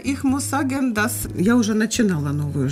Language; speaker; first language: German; non-native, learner; Russian